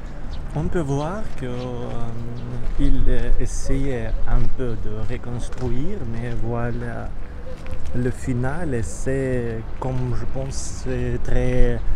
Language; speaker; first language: French; non-native, learner; Russian